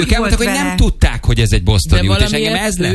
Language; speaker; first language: Hungarian; native; Hungarian